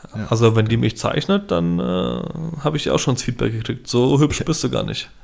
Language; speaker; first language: German; early bilingual, other home language; Polish